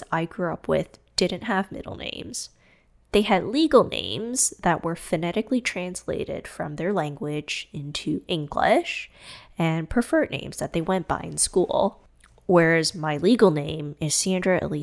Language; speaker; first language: English; non-native, fluent; Cantonese